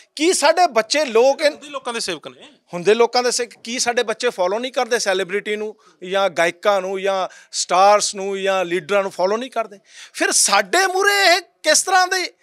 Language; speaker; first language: Punjabi; native; Punjabi